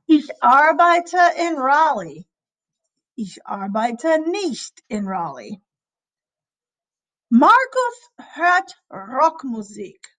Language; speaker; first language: German; non-native, fluent; English